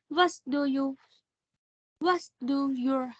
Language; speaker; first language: English; non-native, learner; Thai